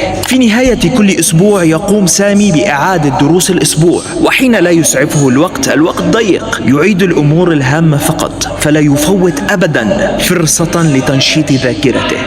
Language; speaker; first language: Arabic; native; Arabic